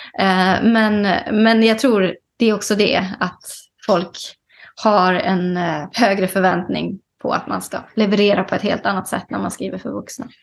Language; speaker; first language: Swedish; native; Swedish